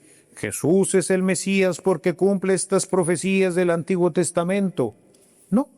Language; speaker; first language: Spanish; native; Spanish